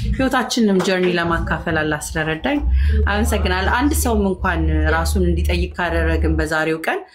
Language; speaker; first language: Amharic; native; Amharic